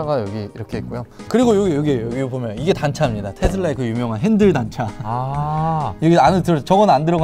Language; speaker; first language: Korean; native; Korean